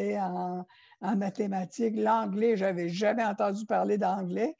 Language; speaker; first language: French; non-native, local second language; Innu-aimun